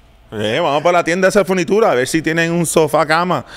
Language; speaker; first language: Spanish; early bilingual, heritage; Spanish